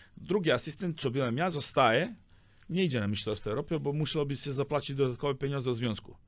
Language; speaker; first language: Polish; non-native, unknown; Serbian